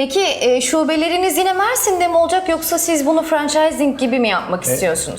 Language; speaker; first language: Turkish; native; Turkish